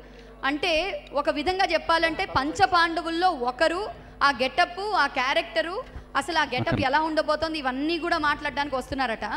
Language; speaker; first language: Telugu; native; Telugu